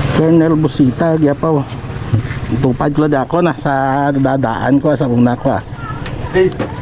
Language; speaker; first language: Filipino; non-native, local second language; Hiligaynon